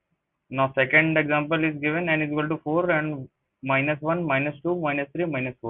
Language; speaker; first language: English; non-native, local second language; Hindi